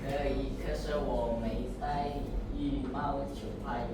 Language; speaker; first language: Chinese; non-native, learner; Indonesian